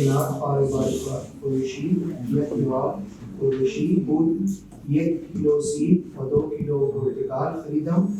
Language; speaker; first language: Persian; non-native, learner; Urdu